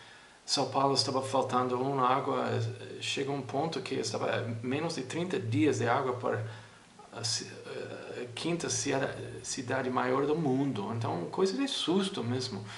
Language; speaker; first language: Portuguese; non-native, fluent; English